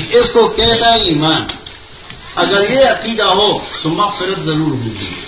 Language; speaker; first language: Urdu; non-native, local second language; Pashto